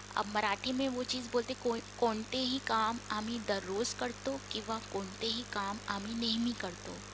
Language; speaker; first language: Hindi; non-native, local second language; Marathi